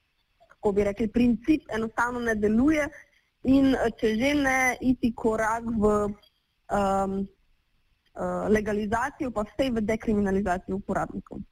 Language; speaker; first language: Slovenian; native; Slovenian